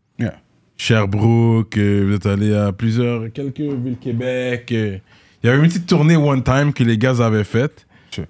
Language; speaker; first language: French; native; French